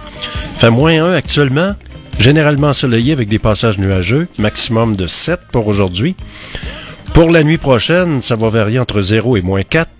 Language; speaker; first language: French; native; French